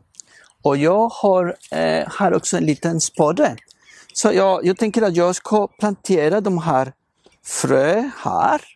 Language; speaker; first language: Swedish; non-native, fluent; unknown